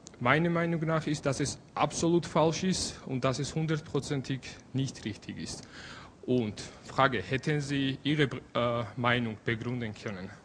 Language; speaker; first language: German; non-native, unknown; Georgian